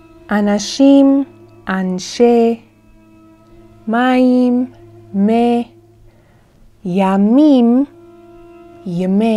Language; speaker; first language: Hebrew; non-native, fluent; English